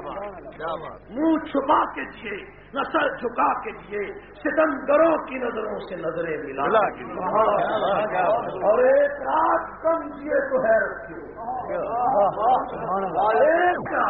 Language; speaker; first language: Urdu; native; Urdu